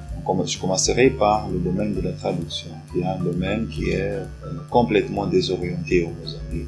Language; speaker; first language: French; non-native, fluent; Portuguese